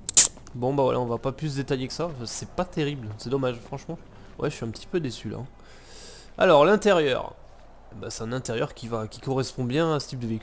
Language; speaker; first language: French; native; French